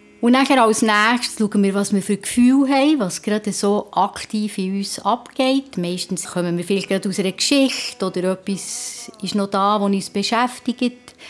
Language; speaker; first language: German; native; German